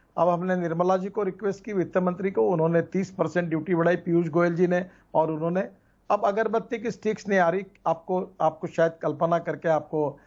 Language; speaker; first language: Hindi; non-native, local second language; Marathi